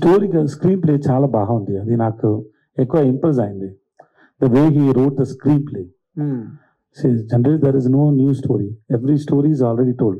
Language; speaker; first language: Telugu; native; Telugu